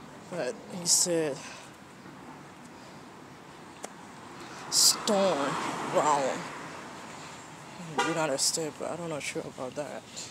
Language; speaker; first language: English; non-native, fluent; Spanish